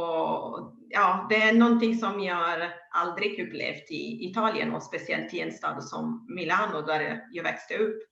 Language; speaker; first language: Swedish; non-native, fluent; Italian